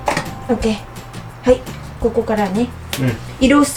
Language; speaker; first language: Japanese; non-native, learner; Vietnamese